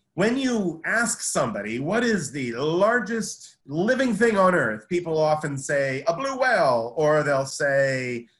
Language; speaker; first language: English; native; English